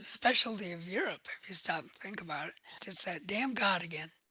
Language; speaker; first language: English; native; English